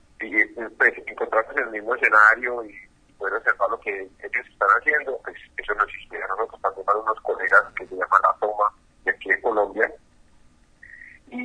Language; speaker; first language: Spanish; native; Spanish